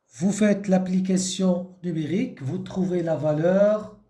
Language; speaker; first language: French; non-native, local second language; Arabic